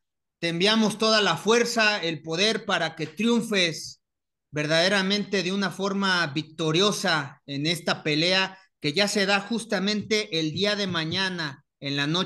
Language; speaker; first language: Spanish; native; Spanish